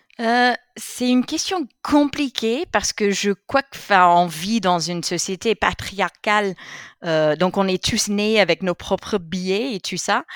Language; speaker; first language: French; non-native, fluent; English